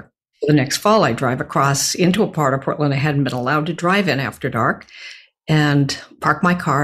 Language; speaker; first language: English; native; English